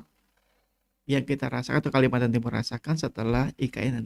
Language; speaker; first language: Indonesian; native; Indonesian